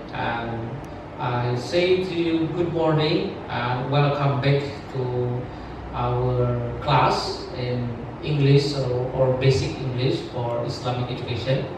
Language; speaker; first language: English; non-native, learner; Indonesian